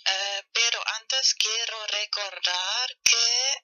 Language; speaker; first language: Spanish; non-native, fluent; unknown